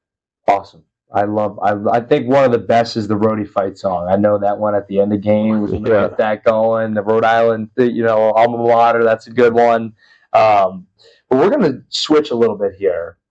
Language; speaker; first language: English; native; English